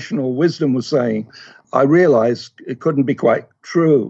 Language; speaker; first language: English; native; English